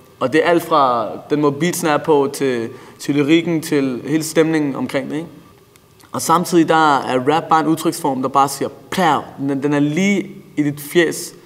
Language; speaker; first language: Danish; early bilingual, other home language; Persian